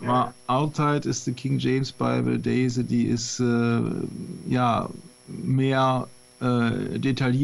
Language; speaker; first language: Dutch; non-native, learner; German